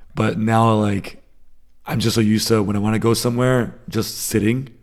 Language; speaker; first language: English; native; English